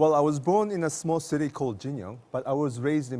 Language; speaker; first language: English; non-native, fluent; Korean